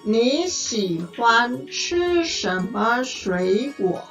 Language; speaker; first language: Chinese; non-native, fluent; Indonesian